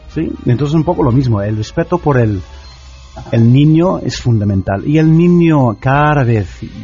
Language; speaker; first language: Spanish; non-native, fluent; English